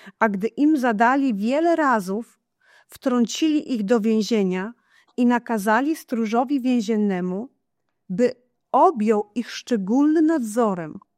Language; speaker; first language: Polish; non-native, fluent; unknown